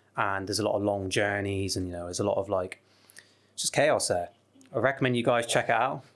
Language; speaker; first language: English; native; English